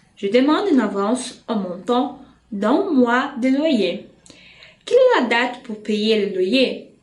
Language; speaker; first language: French; non-native, fluent; Portuguese